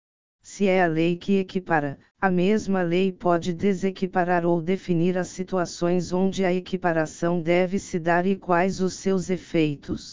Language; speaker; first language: Portuguese; native; Portuguese